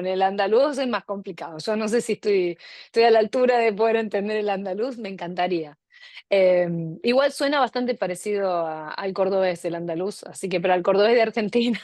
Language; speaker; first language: Spanish; native; Spanish